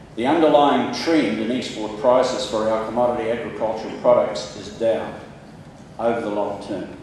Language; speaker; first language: English; native; English